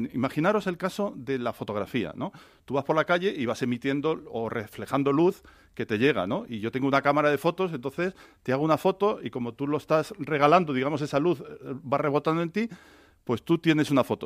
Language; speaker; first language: Spanish; native; Spanish